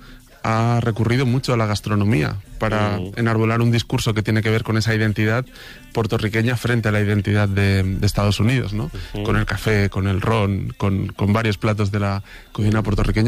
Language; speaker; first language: Spanish; native; Spanish